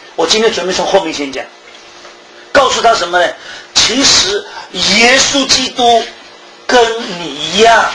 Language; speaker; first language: Chinese; early bilingual, heritage; Chinese